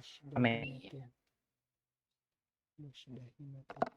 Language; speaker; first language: Arabic; non-native, learner; Indonesian